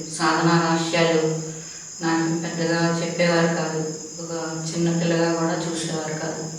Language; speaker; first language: Telugu; early bilingual, heritage; Telugu